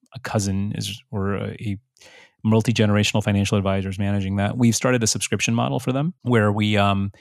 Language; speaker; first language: English; early bilingual, other home language; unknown